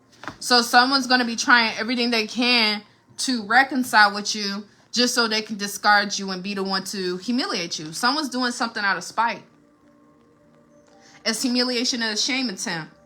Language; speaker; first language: English; native; English